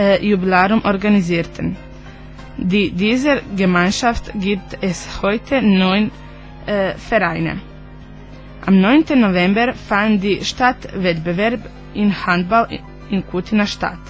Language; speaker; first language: German; non-native, learner; Croatian